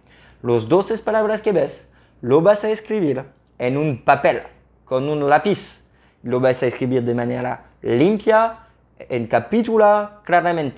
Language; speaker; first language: Spanish; non-native, fluent; French